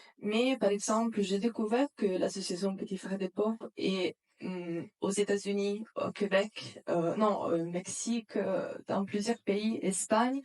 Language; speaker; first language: French; non-native, fluent; Italian